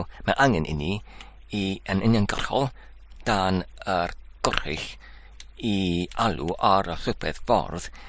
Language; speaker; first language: Welsh; non-native, learner; English